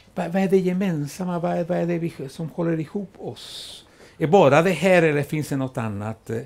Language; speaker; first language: Swedish; non-native, fluent; Spanish